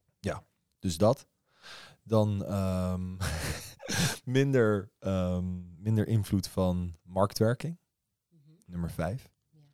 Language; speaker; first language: Dutch; early bilingual, other home language; Persian